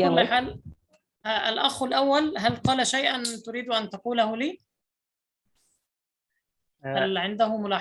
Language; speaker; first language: Arabic; native; Arabic